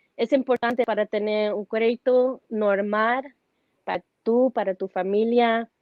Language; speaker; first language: Spanish; early bilingual, heritage; Spanish